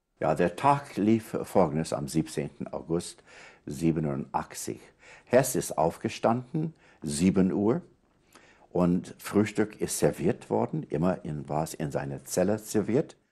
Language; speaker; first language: German; non-native, fluent; English